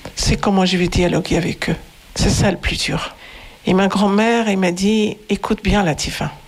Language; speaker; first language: French; non-native, local second language; Arabic